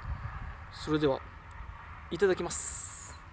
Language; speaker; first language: Japanese; native; Japanese